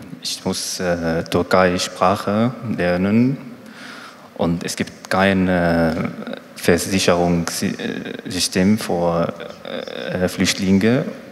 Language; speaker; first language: German; non-native, learner; Arabic